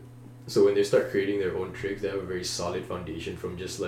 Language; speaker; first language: English; non-native, local second language; Malay